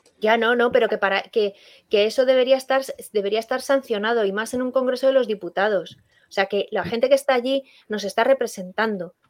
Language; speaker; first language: Spanish; native; Spanish